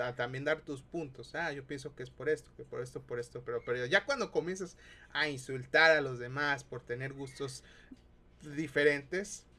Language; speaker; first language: Spanish; native; Spanish